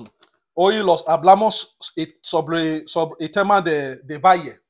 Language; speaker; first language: Spanish; non-native, learner; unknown